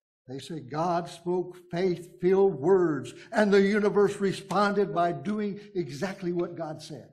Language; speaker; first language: English; native; English